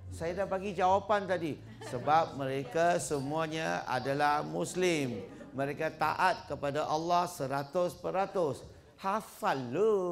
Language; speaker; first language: Malay; non-native, local second language; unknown